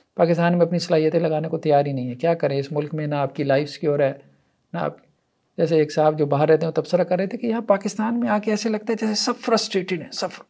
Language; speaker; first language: Urdu; native; Urdu